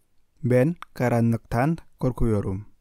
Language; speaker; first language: Turkish; non-native, fluent; Indonesian